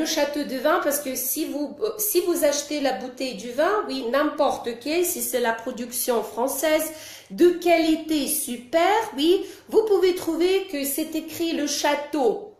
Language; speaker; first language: French; non-native, fluent; Russian